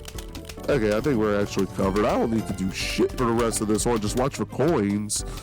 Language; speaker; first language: English; native; English